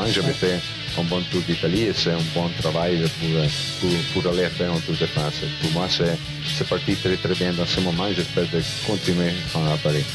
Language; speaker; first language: French; non-native, learner; Italian